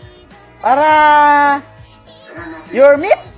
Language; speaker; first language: English; non-native, learner; Filipino